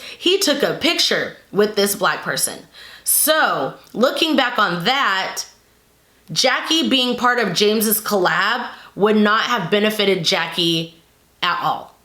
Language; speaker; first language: English; native; English